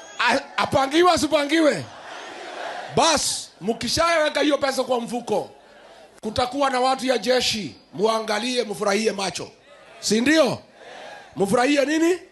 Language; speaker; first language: Swahili; non-native, local second language; Kikuyu